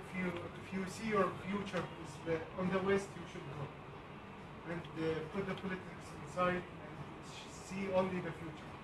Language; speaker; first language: English; non-native, learner; Arabic